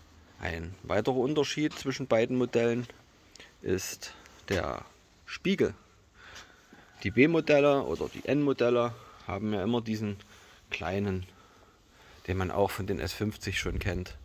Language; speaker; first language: German; native; German